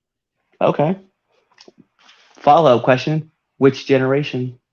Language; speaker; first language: English; native; English